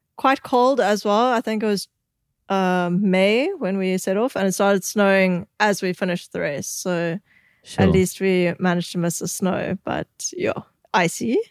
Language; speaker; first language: English; native; English